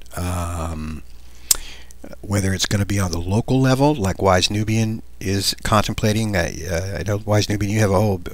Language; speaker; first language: English; native; English